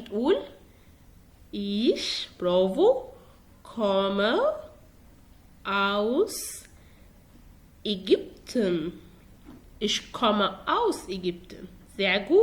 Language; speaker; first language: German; non-native, fluent; Arabic